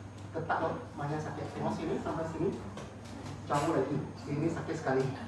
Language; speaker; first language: Malay; non-native, local second language; Chinese